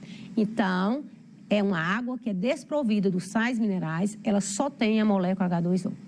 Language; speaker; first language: Portuguese; native; Portuguese